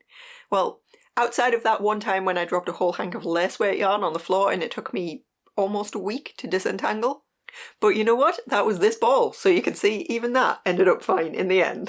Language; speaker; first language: English; native; English